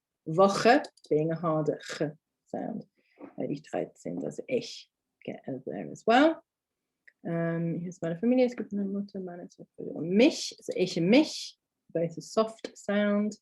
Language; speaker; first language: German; non-native, fluent; English